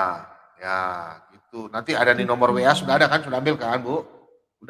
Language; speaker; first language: Indonesian; native; Indonesian